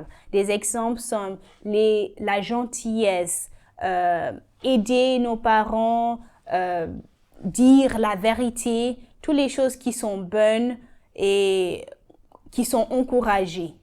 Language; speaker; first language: French; non-native, learner; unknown